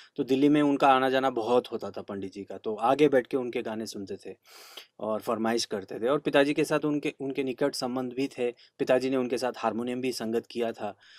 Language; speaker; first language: Hindi; non-native, local second language; Kannada